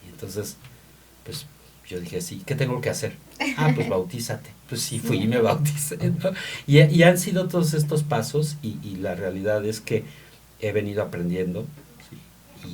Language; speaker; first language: Spanish; native; Spanish